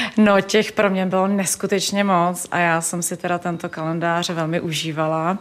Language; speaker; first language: Czech; native; Czech